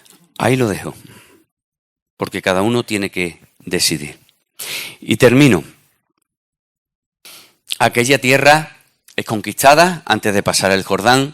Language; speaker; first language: Spanish; native; Spanish